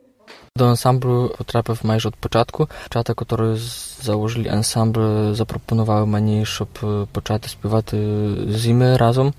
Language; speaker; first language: Ukrainian; early bilingual, heritage; Ukrainian